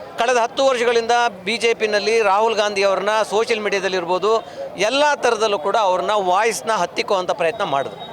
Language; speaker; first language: Kannada; native; Kannada